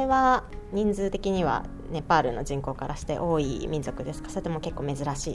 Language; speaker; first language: Japanese; native; Japanese